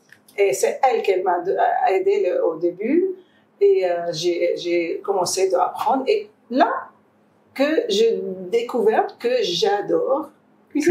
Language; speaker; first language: French; non-native, fluent; Arabic